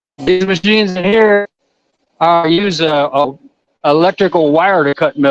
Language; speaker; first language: English; native; English